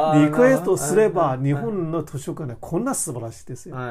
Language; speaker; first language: Japanese; non-native, fluent; Chinese